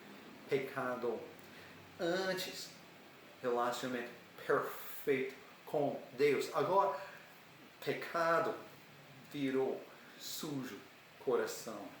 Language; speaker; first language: Portuguese; non-native, learner; English